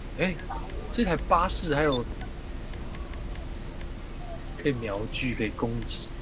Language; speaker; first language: Chinese; native; Chinese